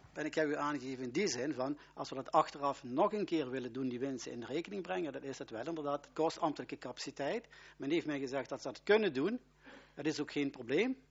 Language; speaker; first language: Dutch; native; Dutch